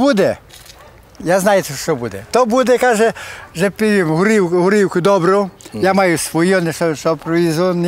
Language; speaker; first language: Polish; non-native, local second language; Ukrainian